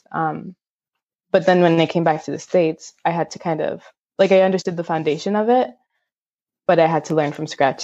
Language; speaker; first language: English; native; English